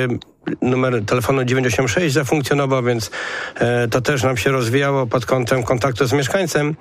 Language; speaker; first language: Polish; native; Polish